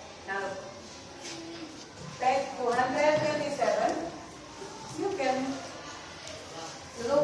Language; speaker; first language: English; non-native, learner; Indonesian